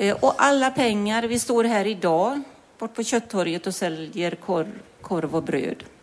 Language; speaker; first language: Swedish; native; Swedish